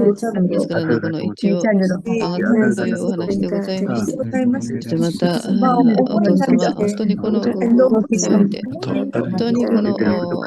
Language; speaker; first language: Japanese; native; Japanese